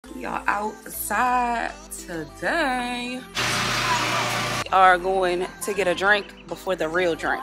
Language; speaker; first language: English; native; English